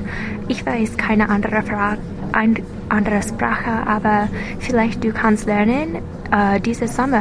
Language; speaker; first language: German; non-native, learner; English